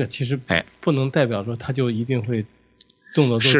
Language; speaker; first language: Chinese; native; Chinese